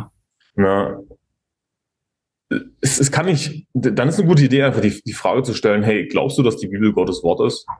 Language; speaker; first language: German; native; German